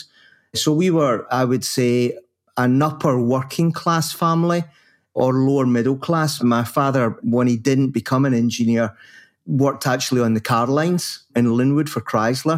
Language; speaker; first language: English; native; English